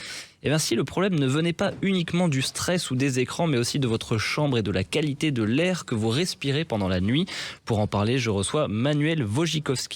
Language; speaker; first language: French; native; French